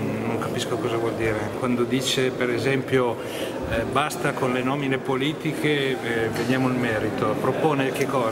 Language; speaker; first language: Italian; native; Italian